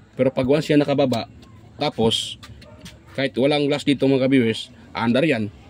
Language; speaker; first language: Filipino; non-native, local second language; Cebuano